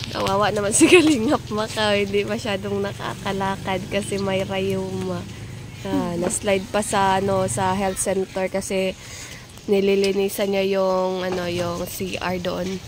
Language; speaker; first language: Filipino; non-native, local second language; Cebuano